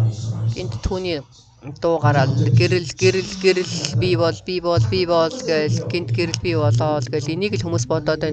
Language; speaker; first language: Mongolian; early bilingual, other home language; Korean